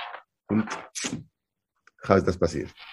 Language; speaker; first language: German; non-native, learner; Spanish